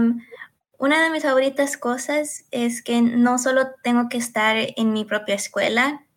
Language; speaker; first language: Spanish; early bilingual, heritage; Spanish